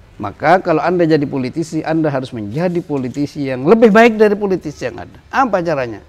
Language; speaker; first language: Indonesian; non-native, local second language; Madurese